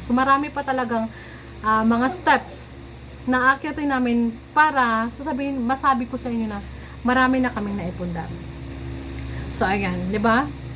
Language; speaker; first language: Filipino; non-native, local second language; Cebuano